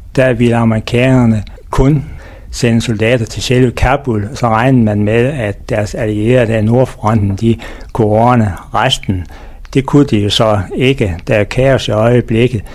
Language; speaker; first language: Danish; native; Danish